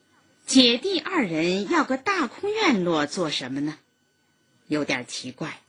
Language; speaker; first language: Chinese; native; Chinese